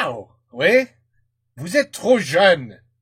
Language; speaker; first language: French; non-native, learner; English